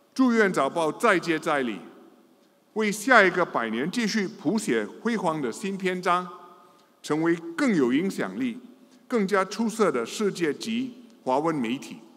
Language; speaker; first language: Chinese; non-native, local second language; English